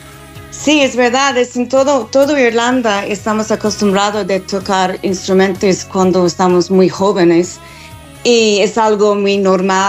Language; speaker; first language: Spanish; non-native, fluent; English